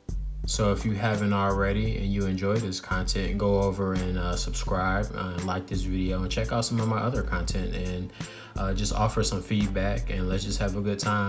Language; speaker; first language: English; native; English